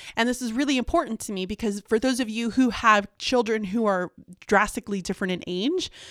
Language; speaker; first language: English; early bilingual, other home language; Spanish